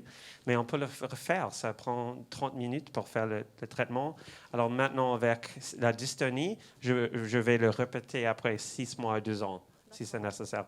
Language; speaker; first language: French; non-native, fluent; English